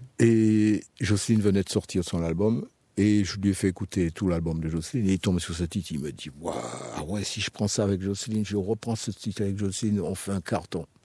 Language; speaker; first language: French; native; French